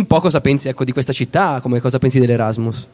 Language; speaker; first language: Italian; native; Italian